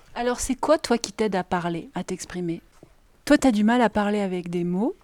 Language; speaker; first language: French; native; French